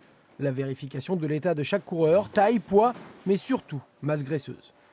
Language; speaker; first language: French; native; French